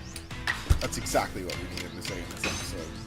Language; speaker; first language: English; native; English